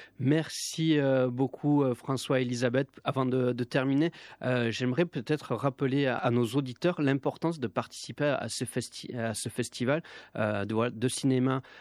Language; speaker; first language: French; native; French